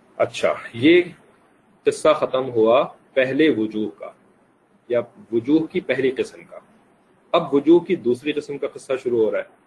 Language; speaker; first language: Urdu; native; Urdu